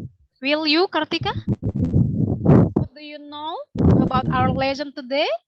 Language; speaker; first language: English; non-native, learner; Indonesian